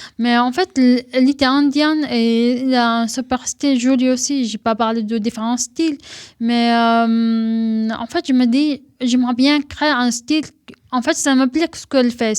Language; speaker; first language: French; non-native, fluent; Arabic